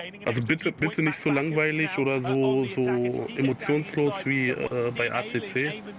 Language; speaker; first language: German; native; German